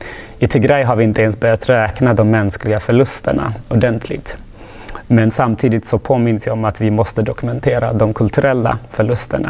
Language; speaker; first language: Swedish; non-native, fluent; Tigrinya